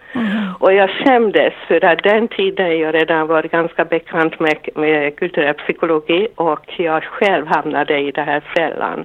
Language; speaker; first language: Swedish; non-native, fluent; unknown